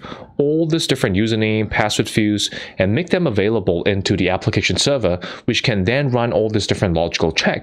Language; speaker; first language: English; non-native, fluent; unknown